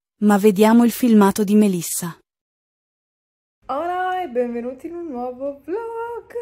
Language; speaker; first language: Italian; native; Italian